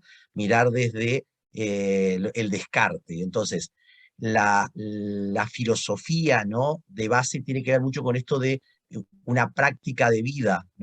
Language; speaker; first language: Spanish; native; Spanish